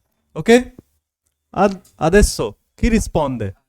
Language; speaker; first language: Italian; non-native, fluent; Hindi